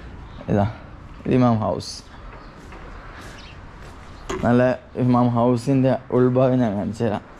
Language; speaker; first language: Malayalam; native; Malayalam